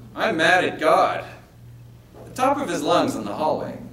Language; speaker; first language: English; native; English